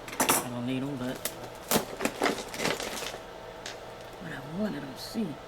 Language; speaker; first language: English; native; English